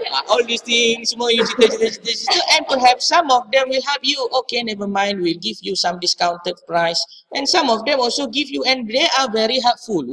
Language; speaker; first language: English; non-native, local second language; Malay